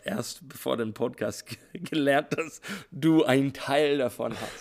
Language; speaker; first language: German; non-native, learner; English